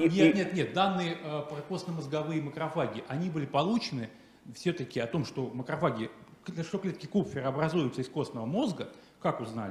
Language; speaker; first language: Russian; native; Russian